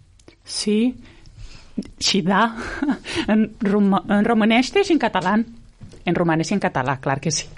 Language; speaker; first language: Catalan; non-native, fluent; Romanian